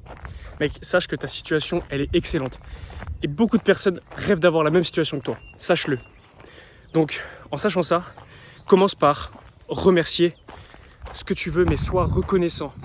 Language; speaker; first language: French; native; French